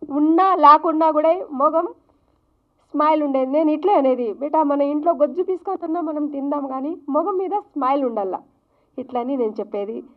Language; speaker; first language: Telugu; non-native, local second language; Lambadi